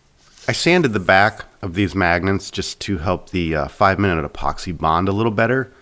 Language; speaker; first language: English; native; English